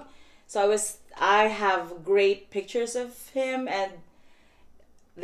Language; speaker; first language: English; non-native, local second language; Cebuano